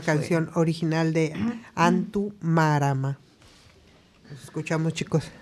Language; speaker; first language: Spanish; native; Spanish